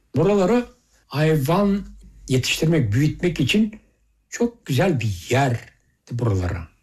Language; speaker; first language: Turkish; early bilingual, heritage; Turkish